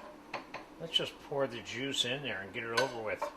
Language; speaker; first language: English; native; English